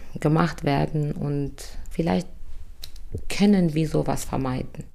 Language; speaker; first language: German; non-native, fluent; Arabic